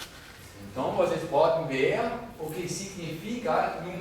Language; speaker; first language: Portuguese; non-native, fluent; German